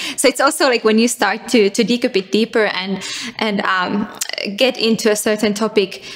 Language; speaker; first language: English; non-native, fluent; Finnish